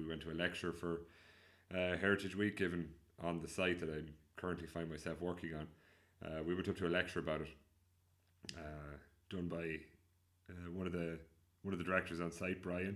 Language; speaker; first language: English; native; English